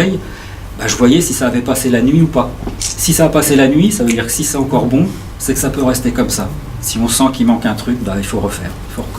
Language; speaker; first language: French; native; French